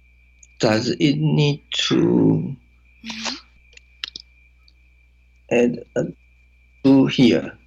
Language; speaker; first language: English; non-native, learner; Chinese